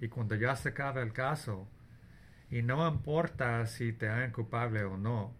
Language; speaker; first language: Spanish; early bilingual, heritage; English